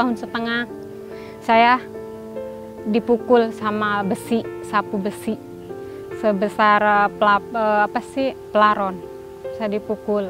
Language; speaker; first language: Indonesian; non-native, local second language; Sundanese